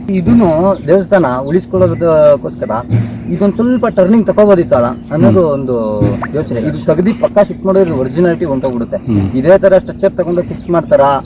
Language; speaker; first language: Kannada; native; Kannada